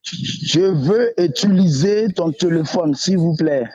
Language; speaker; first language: French; non-native, learner; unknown